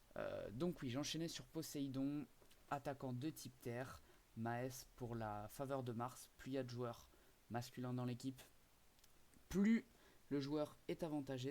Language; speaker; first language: French; native; French